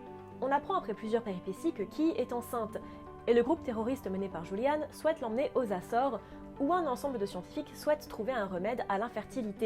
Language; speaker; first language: French; native; French